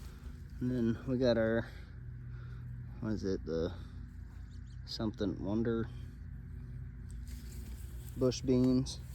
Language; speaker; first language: English; native; English